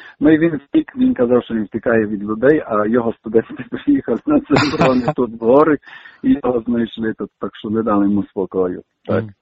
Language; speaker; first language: Ukrainian; early bilingual, heritage; Ukrainian